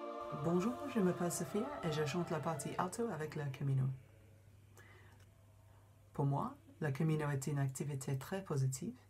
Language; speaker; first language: French; non-native, fluent; English